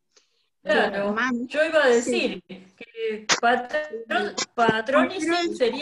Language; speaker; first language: Spanish; native; Spanish